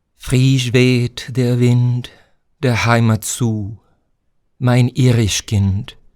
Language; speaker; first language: German; non-native, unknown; Spanish